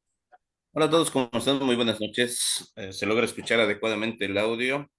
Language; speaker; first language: Spanish; native; Spanish